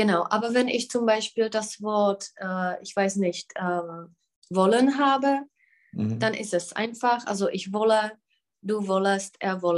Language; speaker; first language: German; non-native, fluent; Czech